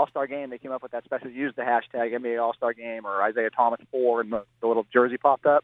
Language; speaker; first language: English; native; English